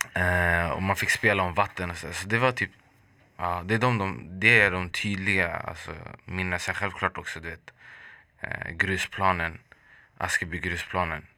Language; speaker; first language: Swedish; early bilingual, other home language; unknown